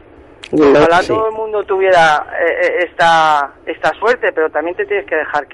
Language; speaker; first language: Spanish; native; Spanish